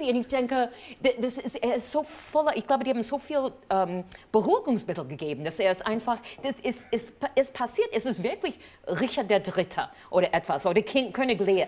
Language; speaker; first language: German; non-native, fluent; English